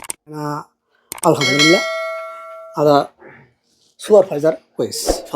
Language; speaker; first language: Arabic; non-native, learner; Bangla